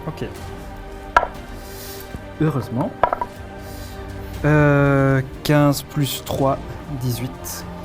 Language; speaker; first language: French; native; French